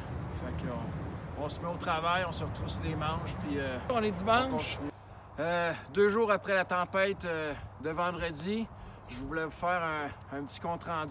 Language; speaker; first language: French; native; French